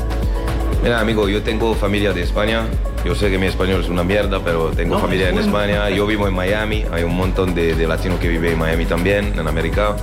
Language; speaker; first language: Spanish; non-native, learner; French